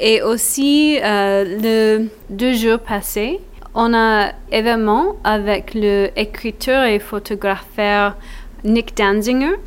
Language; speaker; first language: French; non-native, learner; English